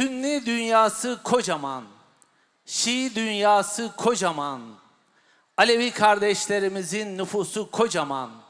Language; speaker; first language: Turkish; native; Turkish